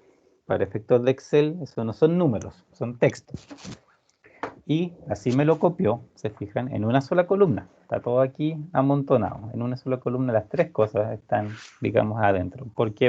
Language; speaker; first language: Spanish; native; Spanish